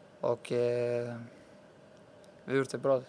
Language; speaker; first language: Swedish; early bilingual, other home language; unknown